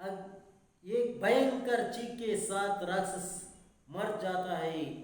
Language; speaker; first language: Hindi; non-native, local second language; Kannada